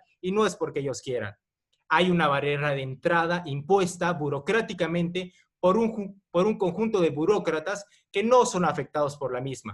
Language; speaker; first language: Spanish; native; Spanish